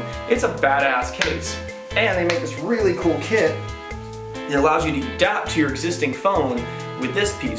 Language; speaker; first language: English; native; English